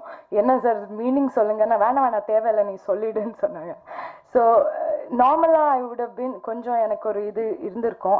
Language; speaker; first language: Tamil; non-native, fluent; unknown